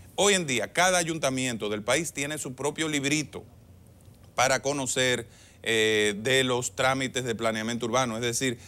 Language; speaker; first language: Spanish; native; Spanish